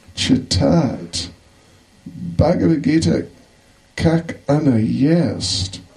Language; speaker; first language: Russian; non-native, learner; English